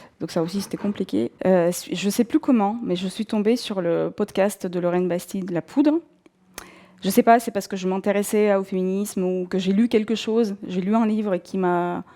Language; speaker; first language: French; non-native, fluent; Russian